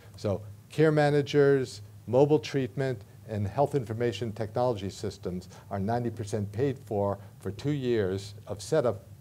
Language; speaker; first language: English; native; English